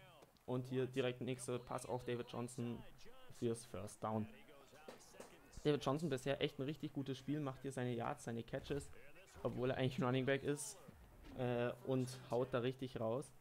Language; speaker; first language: German; native; German